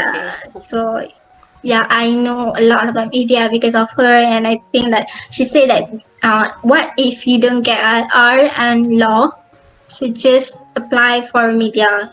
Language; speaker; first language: English; non-native, local second language; Malay